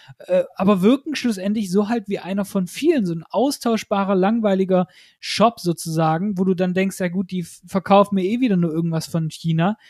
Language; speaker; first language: German; native; German